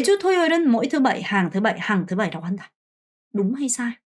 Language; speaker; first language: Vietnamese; non-native, fluent; Korean